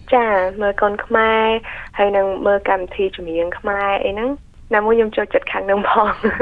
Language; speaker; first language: Khmer; early bilingual, heritage; Khmer